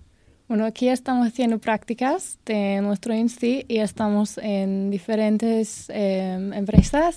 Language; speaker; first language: Spanish; non-native, learner; German